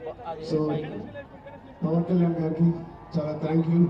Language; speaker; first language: Telugu; native; Telugu